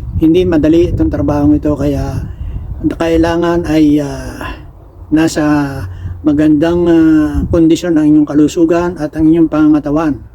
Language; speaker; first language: Filipino; native; Filipino